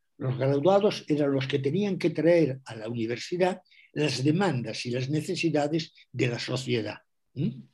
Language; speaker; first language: Spanish; non-native, local second language; Galician